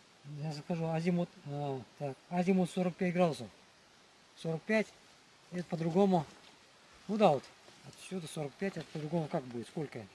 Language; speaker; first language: Russian; native; Russian